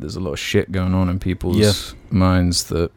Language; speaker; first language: English; native; English